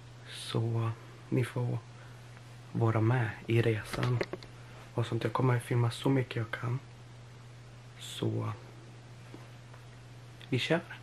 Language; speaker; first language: Swedish; early bilingual, other home language; Polish